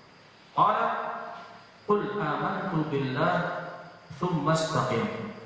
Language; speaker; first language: Indonesian; native; Indonesian